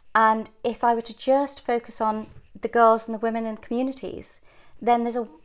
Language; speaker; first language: English; native; English